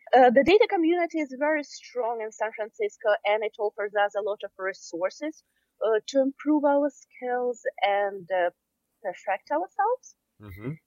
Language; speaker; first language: English; non-native, fluent; Russian